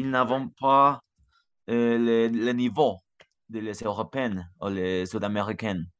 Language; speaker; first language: French; non-native, learner; Spanish